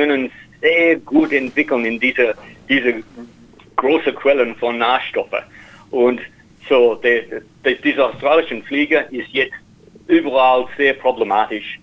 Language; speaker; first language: German; non-native, learner; English